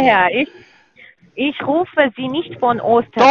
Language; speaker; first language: German; non-native, learner; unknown